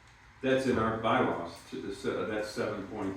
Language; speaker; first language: English; native; English